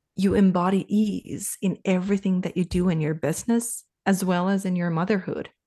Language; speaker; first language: English; non-native, fluent; Finnish